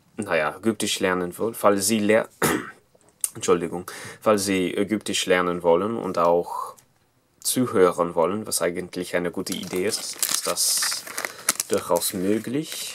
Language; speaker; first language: German; non-native, fluent; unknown